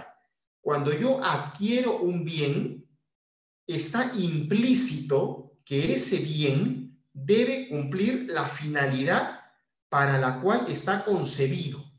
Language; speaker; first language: Spanish; native; Spanish